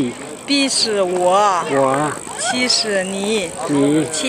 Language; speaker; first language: Chinese; non-native, local second language; Mongolian